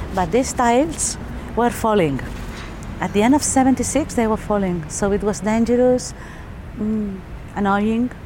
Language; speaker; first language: English; non-native, fluent; German